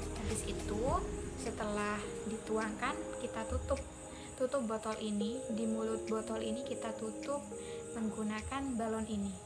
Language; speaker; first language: Indonesian; non-native, local second language; Madurese